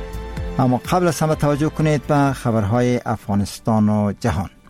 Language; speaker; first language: Persian; native; Persian